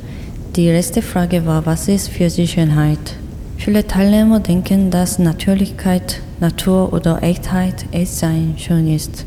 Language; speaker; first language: German; non-native, learner; Korean